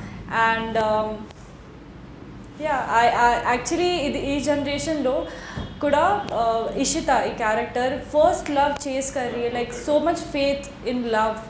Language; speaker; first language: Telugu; non-native, learner; Hindi